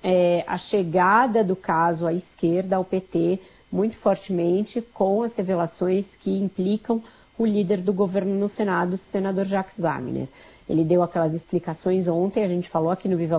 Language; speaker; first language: Portuguese; native; Portuguese